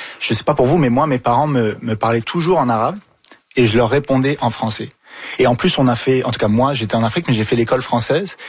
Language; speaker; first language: French; early bilingual, other home language; Arabic